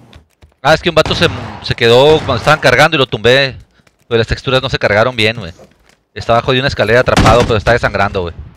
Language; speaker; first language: Spanish; native; Spanish